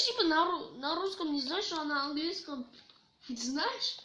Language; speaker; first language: Russian; native; Russian